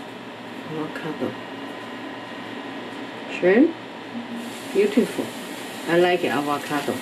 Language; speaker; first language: English; non-native, learner; Chinese